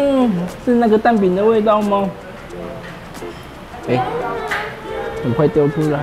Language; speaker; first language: Chinese; native; Chinese